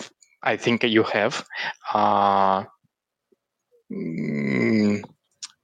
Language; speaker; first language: English; non-native, learner; Russian